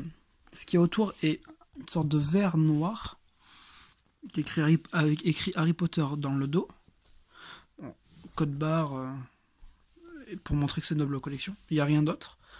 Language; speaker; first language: French; native; French